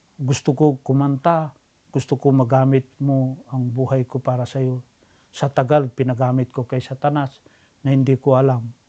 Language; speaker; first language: Filipino; non-native, local second language; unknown